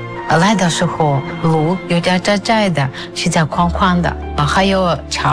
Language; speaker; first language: Chinese; non-native, fluent; Russian